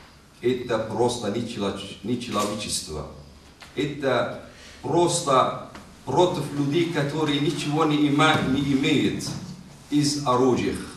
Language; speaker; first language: Russian; non-native, learner; Arabic